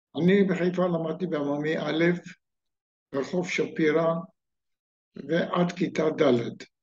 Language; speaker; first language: Hebrew; native; Hebrew